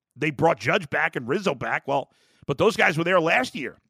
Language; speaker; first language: English; native; English